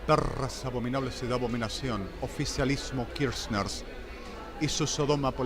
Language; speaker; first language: Spanish; native; Spanish